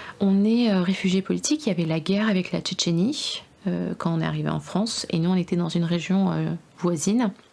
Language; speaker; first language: French; early bilingual, other home language; Russian